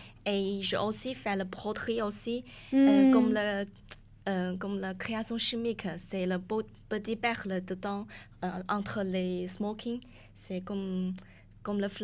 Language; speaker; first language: French; non-native, learner; Chinese